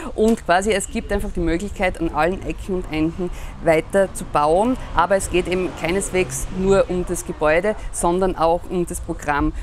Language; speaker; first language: German; native; German